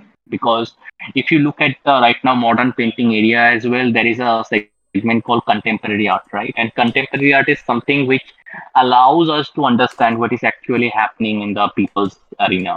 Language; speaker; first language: English; non-native, local second language; Bangla